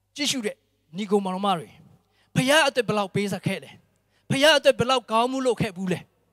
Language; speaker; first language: Burmese; non-native, local second language; Tedim Chin